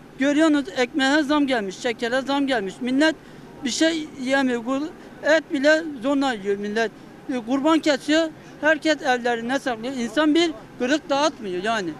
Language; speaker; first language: Turkish; native; Turkish